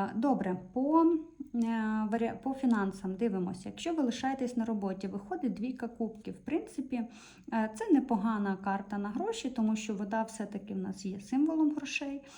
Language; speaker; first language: Ukrainian; non-native, local second language; Russian